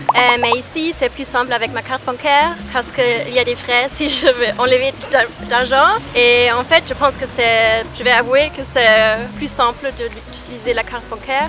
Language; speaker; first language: French; non-native, fluent; German